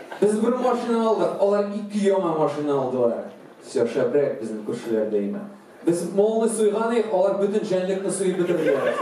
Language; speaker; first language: Tatar; non-native, local second language; Russian